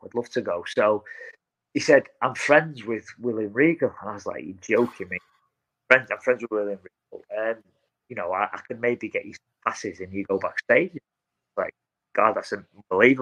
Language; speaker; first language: English; native; English